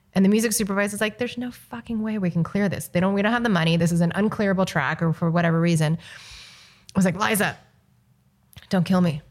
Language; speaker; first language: English; early bilingual, other home language; Chinese